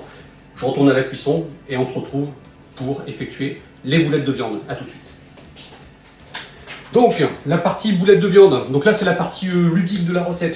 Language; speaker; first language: French; native; French